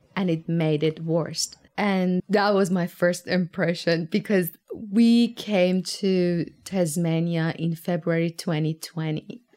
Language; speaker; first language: English; non-native, fluent; Persian